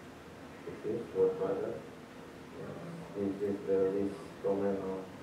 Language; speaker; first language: English; non-native, learner; Indonesian